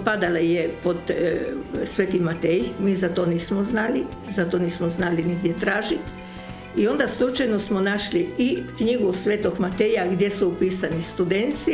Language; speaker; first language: Croatian; native; Croatian